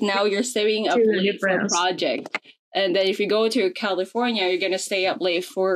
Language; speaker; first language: English; non-native, local second language; Filipino